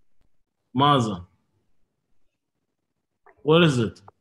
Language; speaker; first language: English; non-native, learner; Arabic